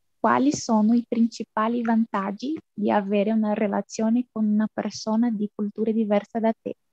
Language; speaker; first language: Italian; non-native, learner; Portuguese